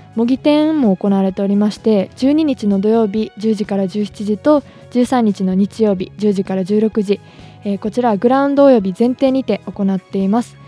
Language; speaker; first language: Japanese; native; Japanese